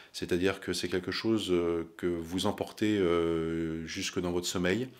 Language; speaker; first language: French; native; French